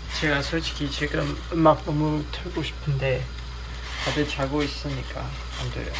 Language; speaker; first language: Korean; non-native, learner; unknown